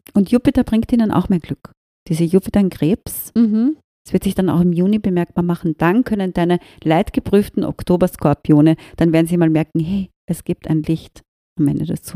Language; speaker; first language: German; native; German